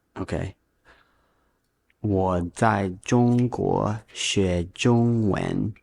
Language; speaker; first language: Chinese; non-native, learner; English